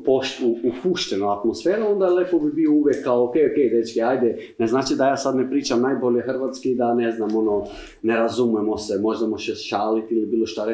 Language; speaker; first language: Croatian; non-native, learner; Albanian